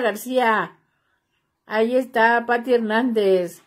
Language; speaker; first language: Spanish; native; Spanish